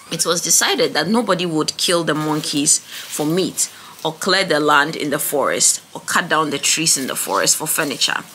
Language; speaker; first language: English; non-native, local second language; Ewe